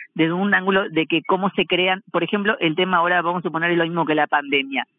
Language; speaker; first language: Spanish; native; Spanish